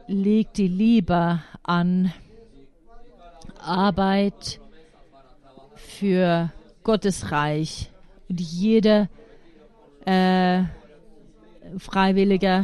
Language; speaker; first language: German; non-native, fluent; Finnish